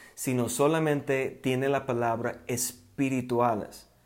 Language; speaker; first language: Spanish; non-native, fluent; English